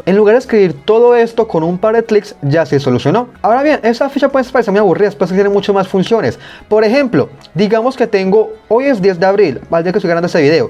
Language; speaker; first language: Spanish; native; Spanish